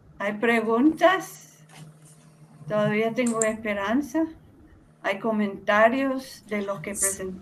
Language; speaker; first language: Spanish; non-native, fluent; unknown